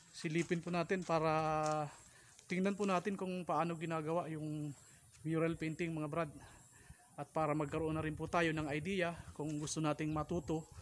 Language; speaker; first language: Filipino; non-native, local second language; Bikol